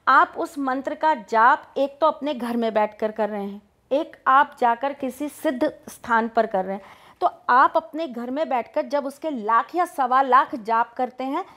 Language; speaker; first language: Hindi; native; Hindi